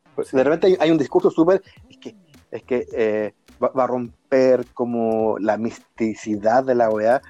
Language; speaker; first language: Spanish; native; Spanish